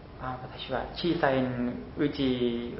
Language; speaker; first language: Japanese; non-native, learner; Khmer